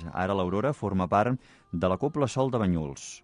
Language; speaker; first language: Catalan; native; Catalan